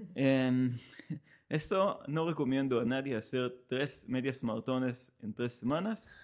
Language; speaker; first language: Spanish; non-native, fluent; Hebrew